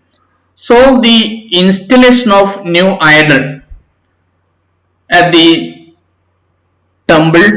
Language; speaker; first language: English; non-native, local second language; Malayalam